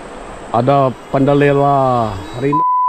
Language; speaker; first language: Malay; non-native, local second language; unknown